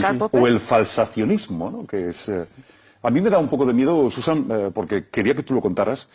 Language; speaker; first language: Spanish; native; Spanish